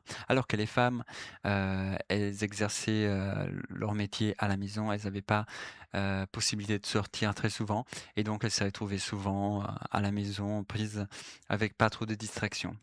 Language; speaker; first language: French; native; French